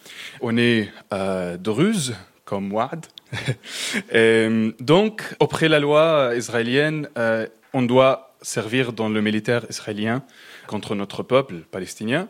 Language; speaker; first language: French; non-native, fluent; Arabic